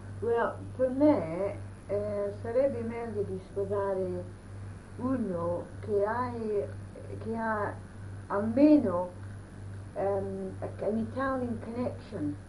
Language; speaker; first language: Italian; early bilingual, heritage; Italian